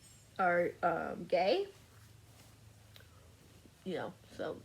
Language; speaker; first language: English; native; English